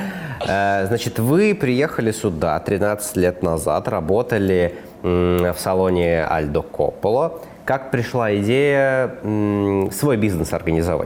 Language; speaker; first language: Russian; native; Russian